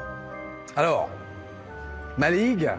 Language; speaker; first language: French; native; French